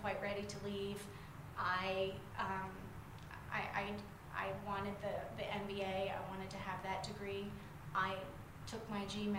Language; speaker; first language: English; native; English